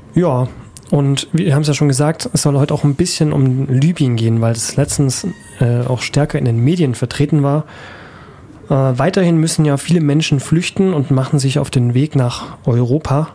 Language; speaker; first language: German; native; German